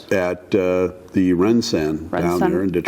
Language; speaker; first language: English; native; English